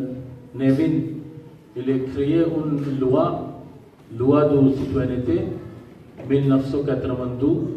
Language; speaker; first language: French; non-native, learner; Rohingya